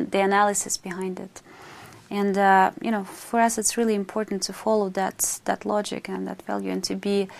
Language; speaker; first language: English; non-native, fluent; Russian